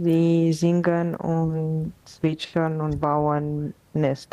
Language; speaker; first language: German; non-native, learner; Romanian